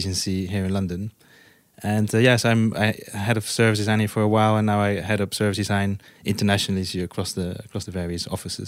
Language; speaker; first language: English; non-native, fluent; Dutch